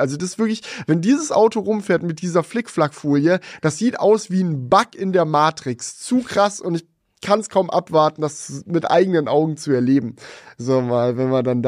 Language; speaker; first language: German; native; German